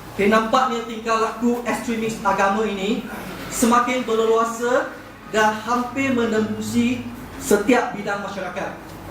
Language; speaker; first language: Malay; non-native, local second language; Chinese